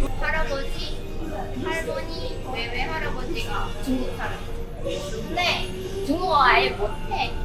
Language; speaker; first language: Korean; non-native, fluent; Indonesian